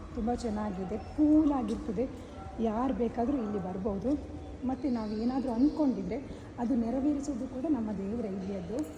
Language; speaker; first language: Kannada; non-native, local second language; Tulu